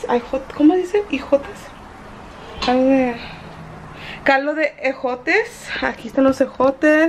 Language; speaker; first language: Spanish; early bilingual, heritage; Spanish